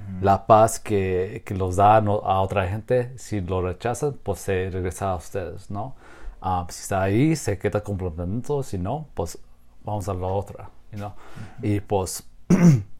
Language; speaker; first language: Spanish; non-native, fluent; English